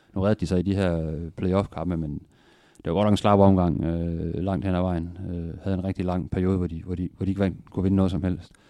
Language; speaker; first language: Danish; native; Danish